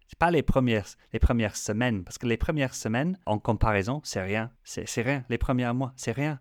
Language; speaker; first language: French; non-native, fluent; English